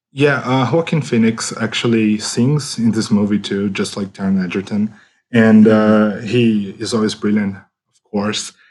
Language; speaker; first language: English; non-native, fluent; Portuguese